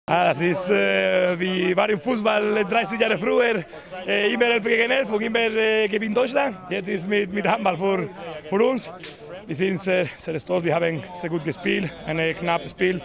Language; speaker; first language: German; non-native, learner; Spanish